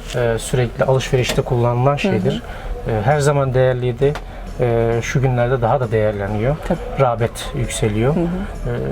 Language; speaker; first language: Turkish; native; Turkish